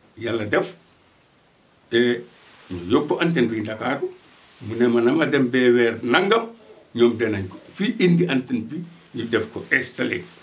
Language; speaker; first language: Wolof; non-native, local second language; Fula